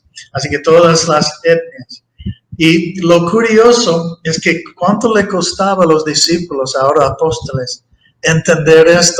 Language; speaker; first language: Spanish; non-native, fluent; English